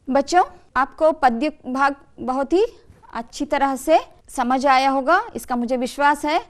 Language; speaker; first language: Hindi; non-native, local second language; Kannada